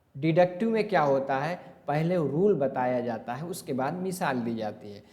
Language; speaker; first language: Urdu; native; Urdu